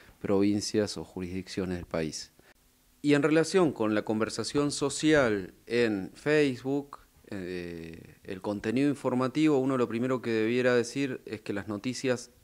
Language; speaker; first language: Spanish; native; Spanish